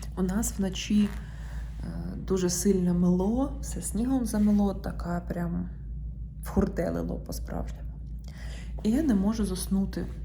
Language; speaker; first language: Ukrainian; non-native, local second language; Russian